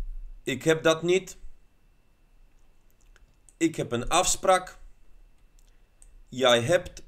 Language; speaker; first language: Dutch; non-native, learner; Polish